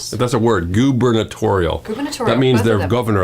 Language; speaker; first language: English; native; English